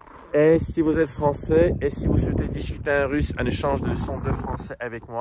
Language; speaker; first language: French; non-native, fluent; Russian